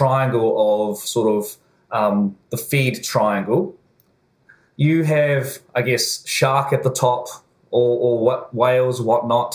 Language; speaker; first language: English; native; English